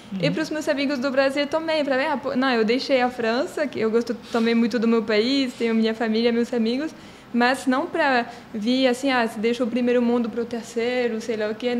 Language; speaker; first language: Portuguese; non-native, fluent; French